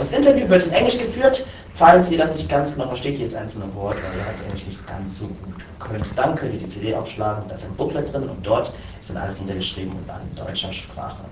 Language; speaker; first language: German; native; German